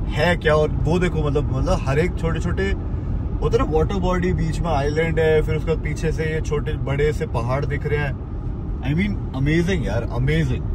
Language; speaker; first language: Hindi; native; Hindi